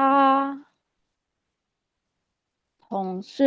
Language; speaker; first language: Chinese; non-native, learner; Indonesian